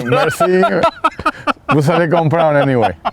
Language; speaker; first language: French; non-native, fluent; Spanish